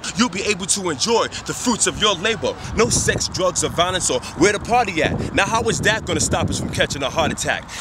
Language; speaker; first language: English; native; English